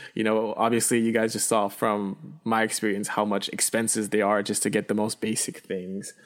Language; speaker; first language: English; early bilingual, other home language; Chinese